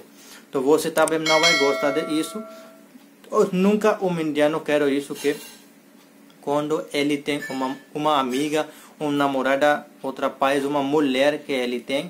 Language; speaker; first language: Portuguese; non-native, learner; Hindi